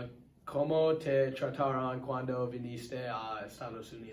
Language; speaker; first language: Spanish; non-native, learner; English